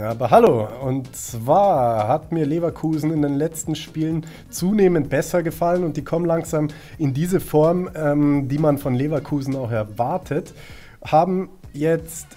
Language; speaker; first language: German; native; German